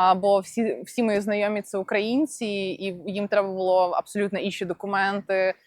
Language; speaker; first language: Ukrainian; non-native, local second language; Russian